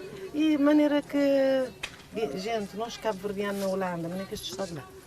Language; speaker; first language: Portuguese; non-native, local second language; Kabuverdianu